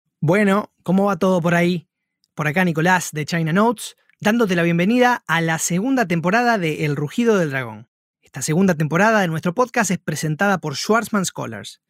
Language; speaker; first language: Spanish; native; Spanish